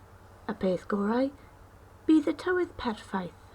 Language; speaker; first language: Welsh; non-native, local second language; English